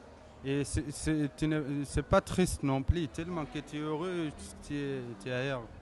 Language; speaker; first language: French; non-native, local second language; Tamasheq